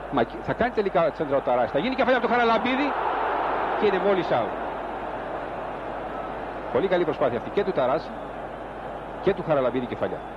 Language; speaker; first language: Greek; native; Greek